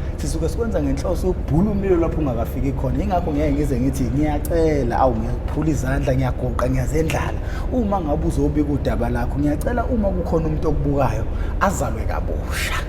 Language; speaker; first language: Zulu; native; Zulu